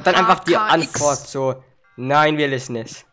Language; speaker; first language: German; native; German